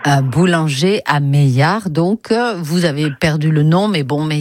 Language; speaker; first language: French; native; French